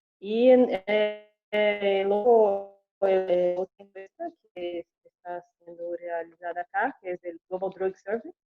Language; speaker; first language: Spanish; non-native, learner; Portuguese